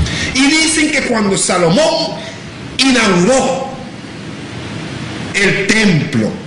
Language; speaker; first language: Spanish; non-native, local second language; English